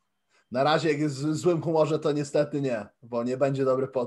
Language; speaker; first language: Polish; early bilingual, heritage; Polish